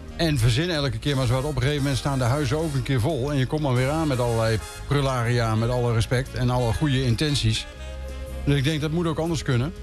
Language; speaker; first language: Dutch; native; Dutch